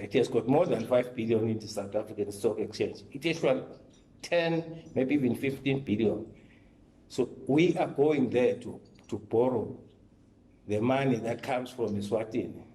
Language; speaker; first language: English; non-native, local second language; Swati